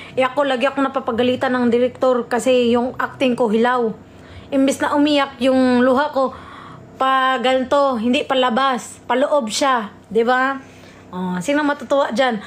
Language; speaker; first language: Filipino; non-native, local second language; Cebuano